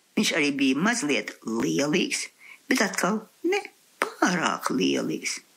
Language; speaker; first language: Latvian; early bilingual, heritage; Latvian